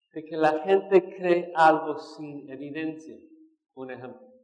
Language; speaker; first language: Spanish; non-native, fluent; English